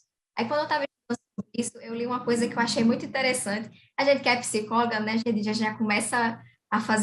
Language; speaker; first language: Portuguese; native; Portuguese